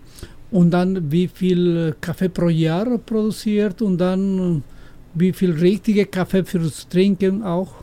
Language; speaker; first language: German; non-native, learner; Spanish